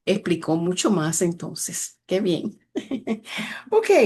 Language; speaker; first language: Spanish; early bilingual, other home language; English